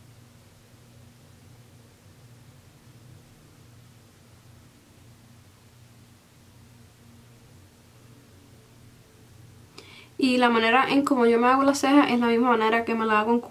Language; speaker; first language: Spanish; early bilingual, heritage; Spanish